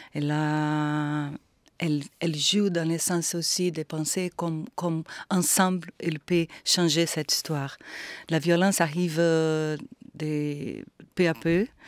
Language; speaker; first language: French; non-native, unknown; Portuguese